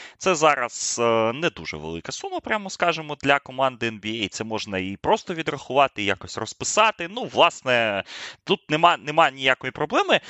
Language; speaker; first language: Ukrainian; native; Ukrainian